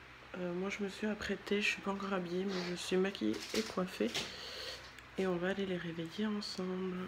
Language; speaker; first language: French; native; French